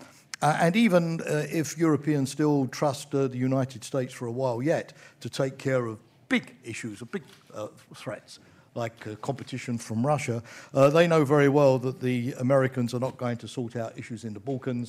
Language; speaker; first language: English; native; English